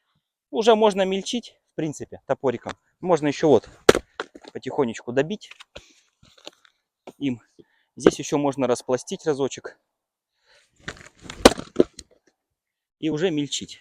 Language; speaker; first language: Russian; native; Russian